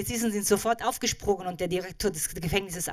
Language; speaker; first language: German; native; German